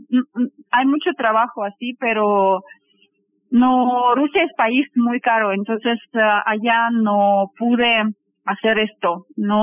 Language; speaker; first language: Spanish; non-native, fluent; Russian